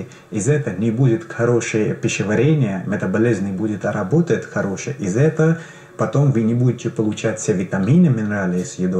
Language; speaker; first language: Russian; non-native, learner; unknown